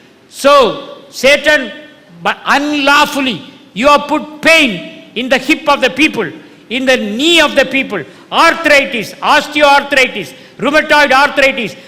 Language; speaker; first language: English; non-native, local second language; Tamil